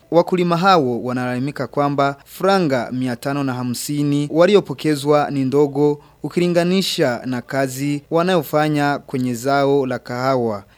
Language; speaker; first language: Swahili; non-native, local second language; Rundi